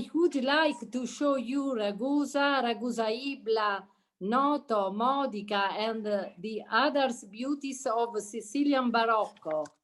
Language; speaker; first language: English; non-native, learner; Italian